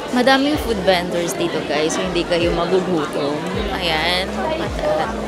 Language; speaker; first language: Filipino; native; Filipino